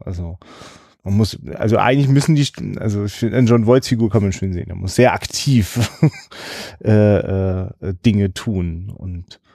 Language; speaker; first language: German; native; German